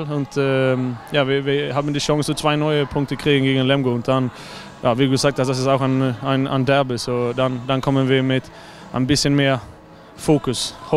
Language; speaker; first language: German; non-native, fluent; Swedish